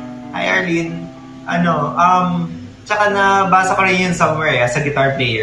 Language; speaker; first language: English; non-native, local second language; Filipino